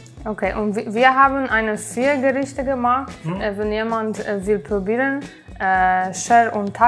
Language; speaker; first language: German; non-native, learner; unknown